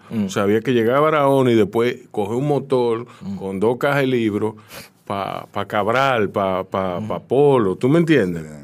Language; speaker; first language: Spanish; native; Spanish